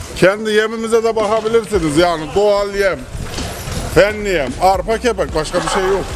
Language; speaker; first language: Turkish; native; Turkish